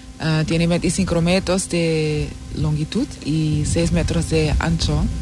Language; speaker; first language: Spanish; non-native, fluent; German